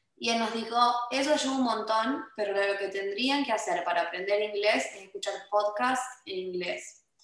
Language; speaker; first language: Spanish; native; Spanish